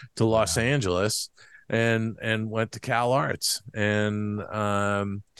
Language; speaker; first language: English; native; English